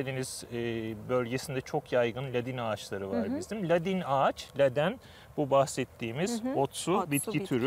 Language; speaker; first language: Turkish; native; Turkish